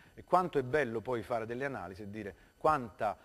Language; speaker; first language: Italian; native; Italian